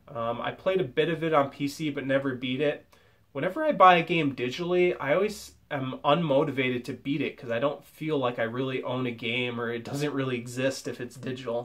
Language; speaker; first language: English; native; English